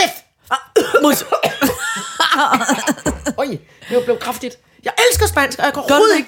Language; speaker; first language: Danish; native; Danish